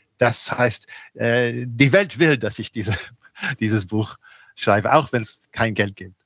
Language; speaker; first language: German; non-native, fluent; English